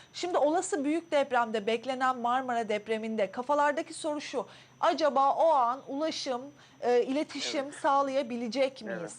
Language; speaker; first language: Turkish; native; Turkish